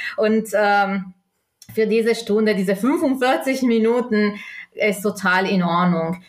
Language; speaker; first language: German; non-native, local second language; Italian